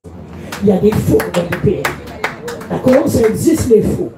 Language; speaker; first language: French; native; French